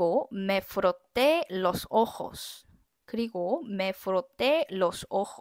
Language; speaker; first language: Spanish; non-native, fluent; Korean